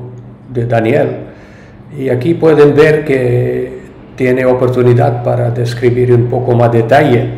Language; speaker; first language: Spanish; non-native, learner; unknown